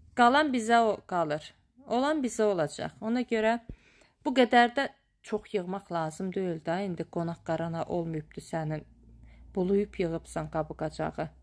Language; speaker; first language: Azerbaijani; native; Azerbaijani